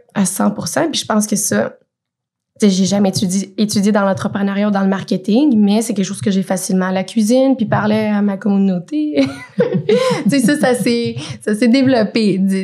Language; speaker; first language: French; native; French